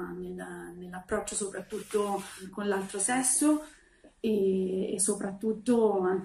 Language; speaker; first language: Italian; non-native, fluent; Portuguese